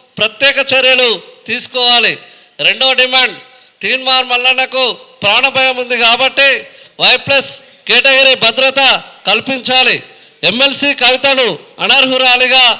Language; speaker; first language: Telugu; native; Telugu